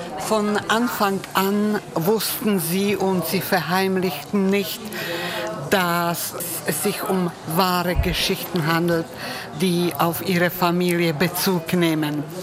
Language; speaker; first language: German; non-native, fluent; Czech